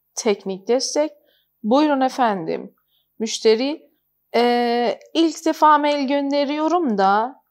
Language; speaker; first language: Turkish; non-native, fluent; Persian